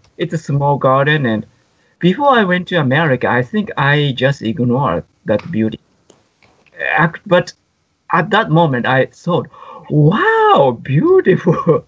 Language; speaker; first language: English; non-native, fluent; Japanese